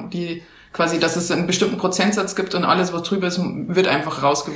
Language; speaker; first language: German; native; German